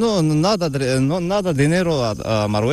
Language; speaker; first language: Spanish; non-native, learner; Arabic